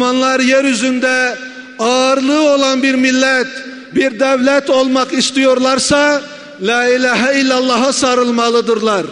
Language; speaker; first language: Turkish; native; Turkish